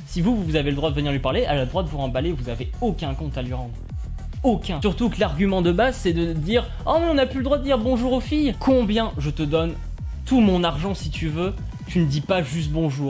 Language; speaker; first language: French; native; French